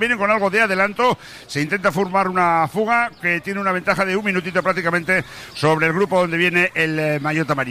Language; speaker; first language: Spanish; native; Spanish